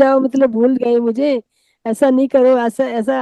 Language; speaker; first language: Hindi; native; Hindi